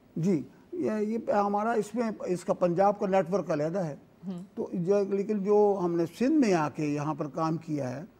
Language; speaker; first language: Urdu; native; Urdu